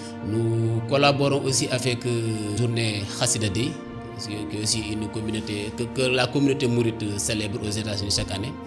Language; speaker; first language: French; non-native, local second language; Wolof